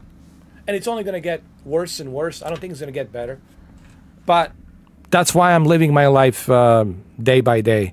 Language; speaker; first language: English; native; English